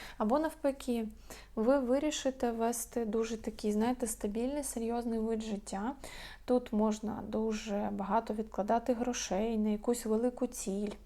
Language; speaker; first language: Ukrainian; non-native, local second language; Russian